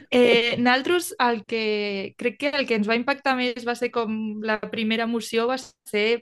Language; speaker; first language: Catalan; native; Catalan